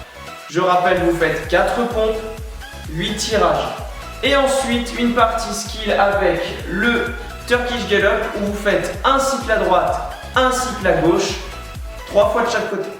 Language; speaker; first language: French; native; French